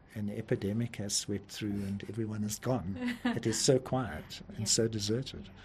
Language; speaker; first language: English; native; English